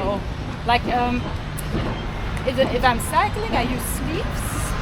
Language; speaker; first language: English; non-native, fluent; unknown